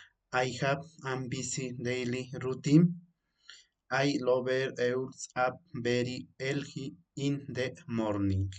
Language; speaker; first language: English; non-native, learner; Spanish